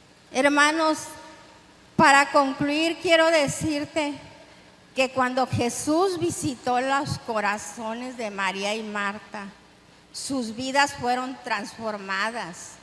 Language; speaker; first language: Spanish; native; Spanish